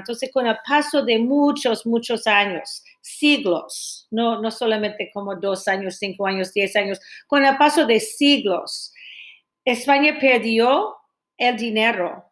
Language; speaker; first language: Spanish; non-native, fluent; English